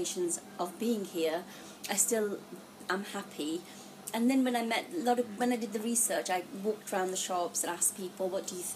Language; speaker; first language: English; non-native, local second language; Gujarati